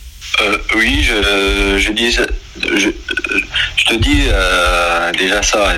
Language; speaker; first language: French; non-native, learner; Arabic